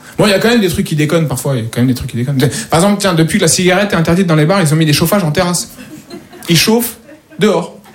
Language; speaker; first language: French; native; French